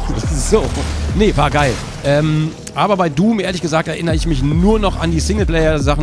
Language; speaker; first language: German; native; German